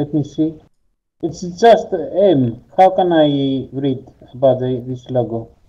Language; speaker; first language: English; non-native, learner; Greek